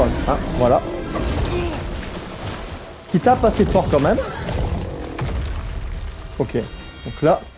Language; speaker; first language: French; native; French